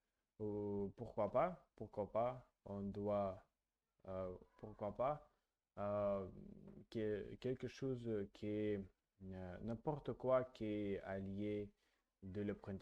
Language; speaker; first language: French; non-native, learner; English